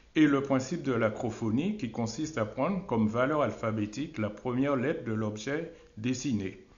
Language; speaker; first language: French; non-native, local second language; Wolof